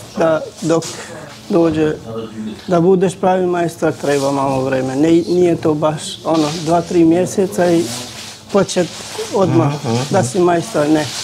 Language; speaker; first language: Croatian; non-native, fluent; Albanian